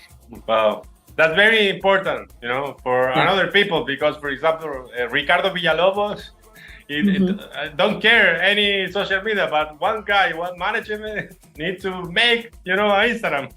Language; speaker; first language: English; non-native, learner; Spanish